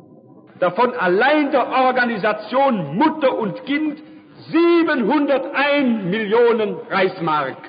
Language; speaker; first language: German; native; German